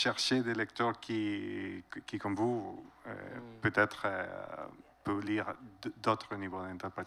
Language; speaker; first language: French; non-native, fluent; Spanish